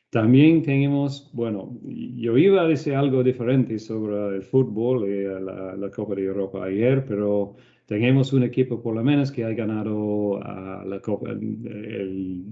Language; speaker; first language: Spanish; non-native, fluent; English